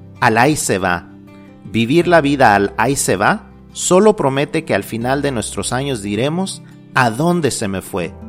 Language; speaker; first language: Spanish; native; Spanish